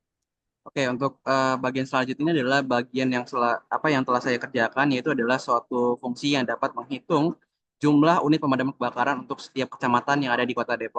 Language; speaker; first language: Indonesian; native; Indonesian